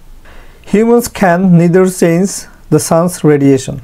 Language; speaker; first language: English; non-native, fluent; Bangla